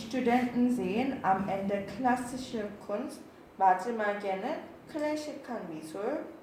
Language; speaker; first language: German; non-native, learner; Korean